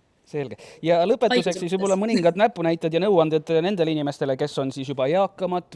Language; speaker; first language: Estonian; native; Estonian